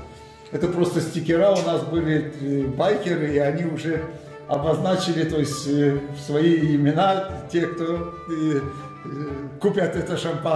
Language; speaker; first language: Russian; non-native, local second language; Gagauz